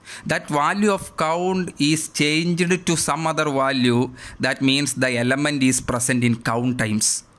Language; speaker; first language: English; non-native, local second language; Malayalam